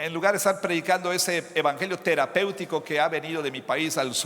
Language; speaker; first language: Spanish; non-native, fluent; English